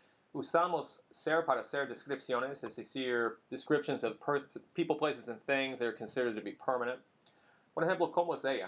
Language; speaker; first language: Spanish; non-native, fluent; English